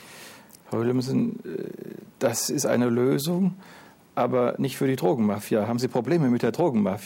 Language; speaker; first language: German; native; German